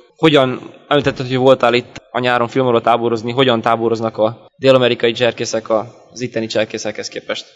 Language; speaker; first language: Hungarian; early bilingual, heritage; Hungarian